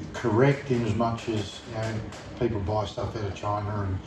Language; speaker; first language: English; native; English